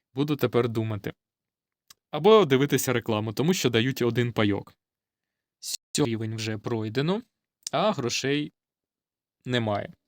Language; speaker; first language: Ukrainian; non-native, local second language; Russian